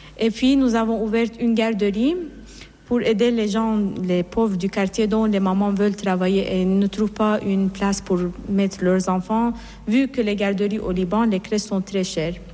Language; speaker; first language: French; non-native, fluent; Persian